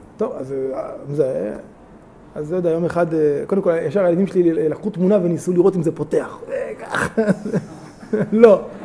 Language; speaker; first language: Hebrew; native; Hebrew